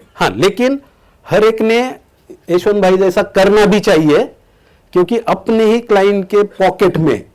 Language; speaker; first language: Hindi; non-native, local second language; Marathi